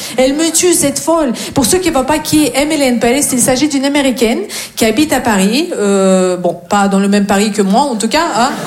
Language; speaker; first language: French; non-native, fluent; Russian